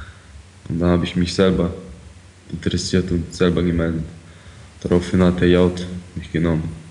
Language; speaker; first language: German; early bilingual, other home language; Ukrainian